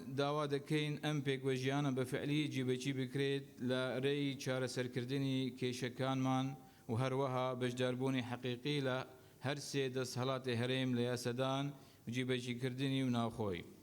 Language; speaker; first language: Central Kurdish; non-native, local second language; Assyrian Neo-Aramaic